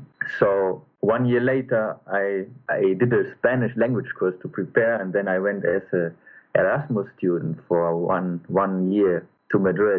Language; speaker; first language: English; non-native, fluent; German